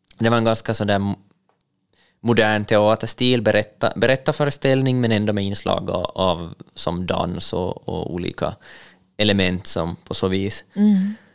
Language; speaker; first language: Swedish; native; Swedish